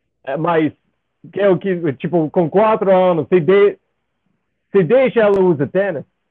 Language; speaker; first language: Portuguese; non-native, fluent; English